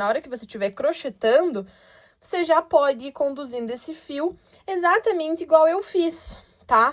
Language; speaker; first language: Portuguese; native; Portuguese